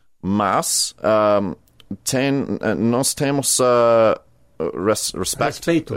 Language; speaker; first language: Portuguese; non-native, learner; English